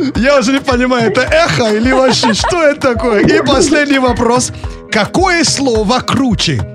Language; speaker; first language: Russian; non-native, fluent; Yoruba